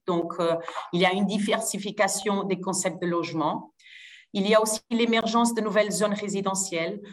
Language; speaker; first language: French; non-native, fluent; Portuguese